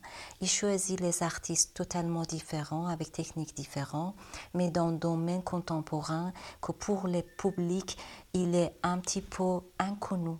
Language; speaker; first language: French; non-native, learner; Persian